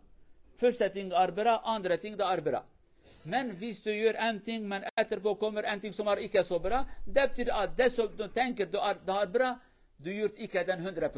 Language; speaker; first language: Norwegian; non-native, fluent; Kurdish